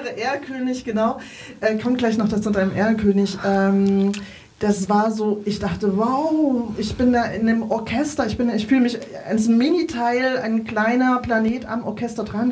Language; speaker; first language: German; native; German